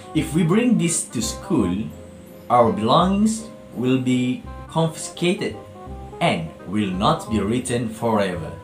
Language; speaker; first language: English; non-native, local second language; Malay